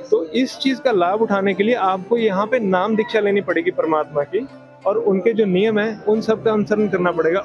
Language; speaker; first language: Hindi; native; Hindi